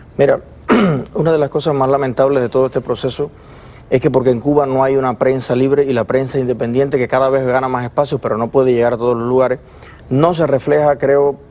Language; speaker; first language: Spanish; native; Spanish